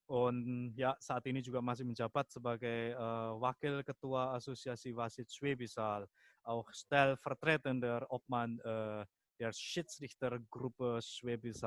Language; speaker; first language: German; non-native, fluent; Indonesian